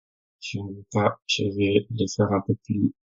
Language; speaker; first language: French; non-native, fluent; Spanish